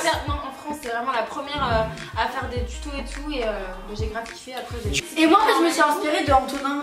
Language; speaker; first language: French; native; French